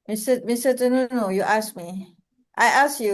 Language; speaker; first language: English; non-native, local second language; Malay